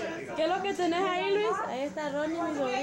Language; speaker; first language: Spanish; native; Spanish